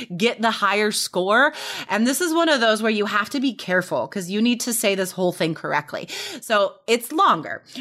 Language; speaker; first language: English; native; English